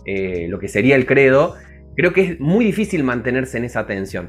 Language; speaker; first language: Spanish; native; Spanish